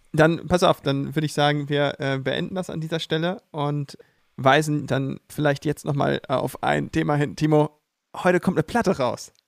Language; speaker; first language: German; native; German